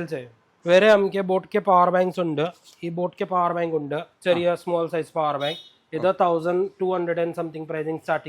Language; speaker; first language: Malayalam; non-native, fluent; Hindi